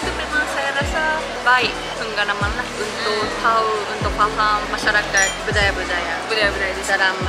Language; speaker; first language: Indonesian; non-native, fluent; Japanese